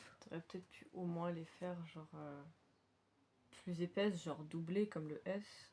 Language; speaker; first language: French; native; French